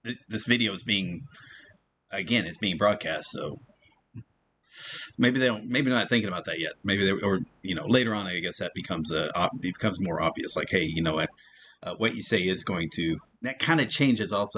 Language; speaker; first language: English; native; English